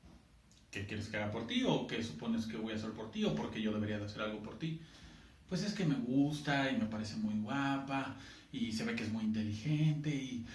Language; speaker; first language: Spanish; native; Spanish